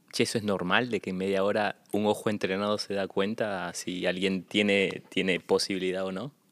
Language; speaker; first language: Spanish; native; Spanish